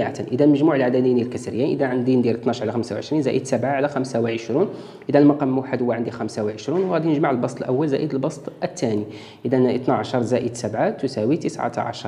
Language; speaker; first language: Arabic; native; Arabic